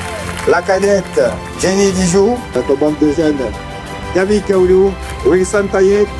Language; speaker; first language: French; native; French